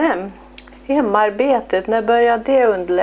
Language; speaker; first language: Swedish; native; Swedish